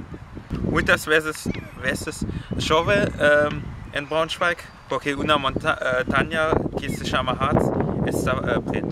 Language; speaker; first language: Galician; non-native, learner; German